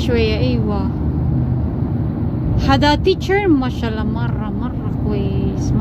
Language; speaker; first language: Arabic; non-native, learner; Filipino